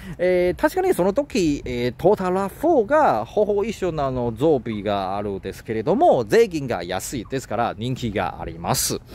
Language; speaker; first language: Japanese; non-native, learner; Chinese